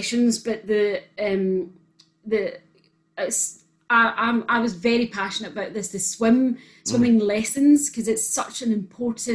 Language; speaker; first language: English; native; English